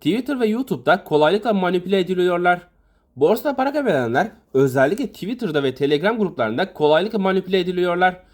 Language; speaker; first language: Turkish; native; Turkish